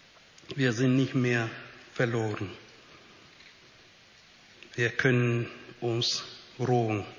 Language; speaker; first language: German; non-native, fluent; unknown